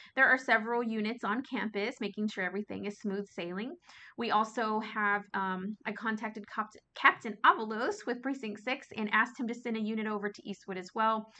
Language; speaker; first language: English; native; English